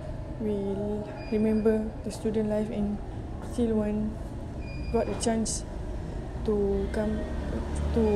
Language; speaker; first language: English; non-native, local second language; Malay